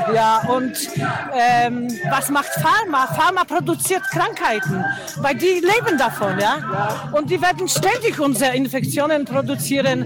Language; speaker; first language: German; non-native, fluent; Polish